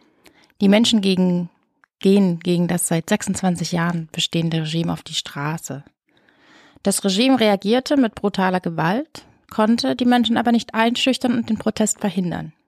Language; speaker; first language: German; native; German